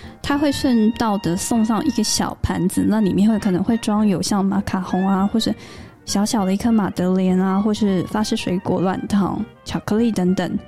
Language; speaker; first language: Chinese; native; Chinese